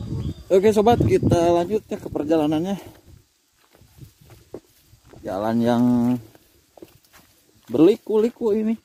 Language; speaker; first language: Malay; non-native, local second language; Sundanese